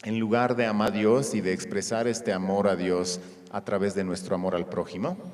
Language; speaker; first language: Spanish; native; Spanish